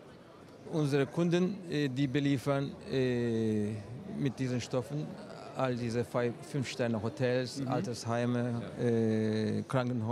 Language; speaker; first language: German; non-native, fluent; Turkish